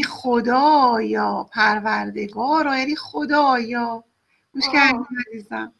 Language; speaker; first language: Persian; native; Persian